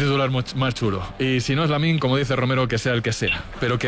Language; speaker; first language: Spanish; native; Spanish